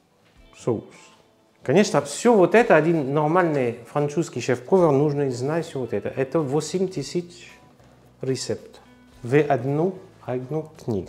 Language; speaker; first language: Russian; non-native, learner; French